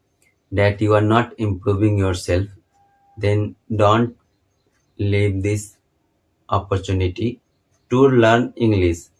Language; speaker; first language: English; non-native, learner; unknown